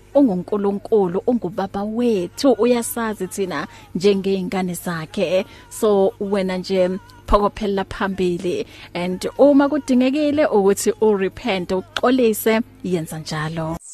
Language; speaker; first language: Zulu; native; Zulu